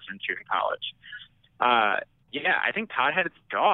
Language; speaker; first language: English; native; English